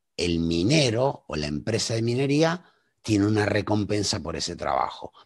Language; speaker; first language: Spanish; native; Spanish